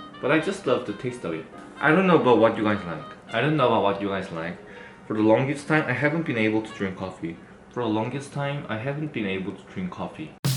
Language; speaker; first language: English; non-native, learner; Korean